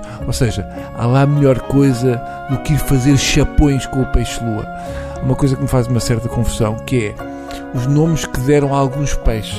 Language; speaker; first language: Portuguese; native; Portuguese